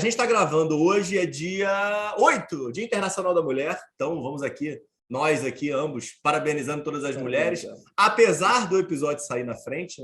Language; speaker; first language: Portuguese; native; Portuguese